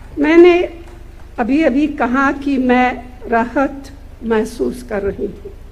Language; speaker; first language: Hindi; non-native, fluent; Italian